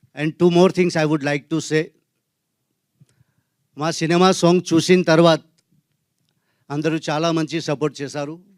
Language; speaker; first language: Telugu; non-native, learner; Hindi